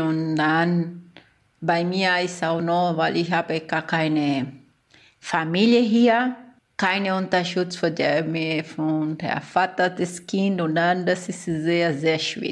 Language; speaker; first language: German; non-native, learner; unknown